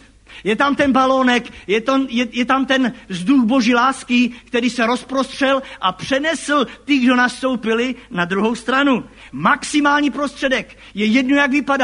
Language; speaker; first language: Czech; native; Czech